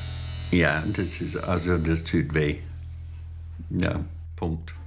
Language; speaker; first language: German; non-native, fluent; English